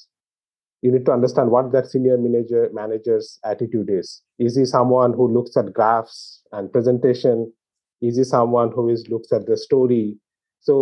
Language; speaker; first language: English; non-native, local second language; Bangla